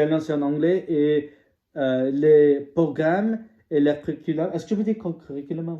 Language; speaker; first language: French; non-native, learner; English